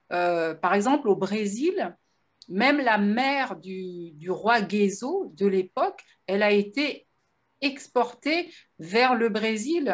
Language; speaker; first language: French; native; French